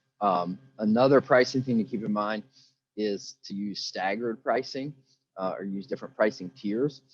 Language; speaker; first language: English; native; English